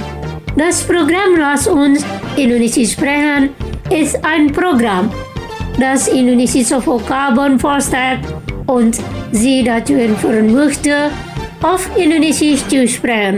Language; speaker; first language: German; non-native, fluent; Indonesian